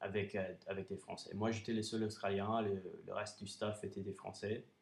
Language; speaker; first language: French; non-native, fluent; English